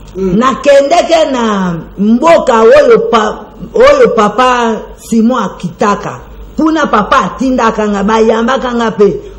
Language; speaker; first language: Lingala; non-native, local second language; Kongo